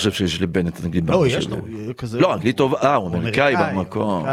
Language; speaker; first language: Hebrew; native; Hebrew